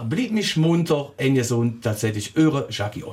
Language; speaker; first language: German; native; German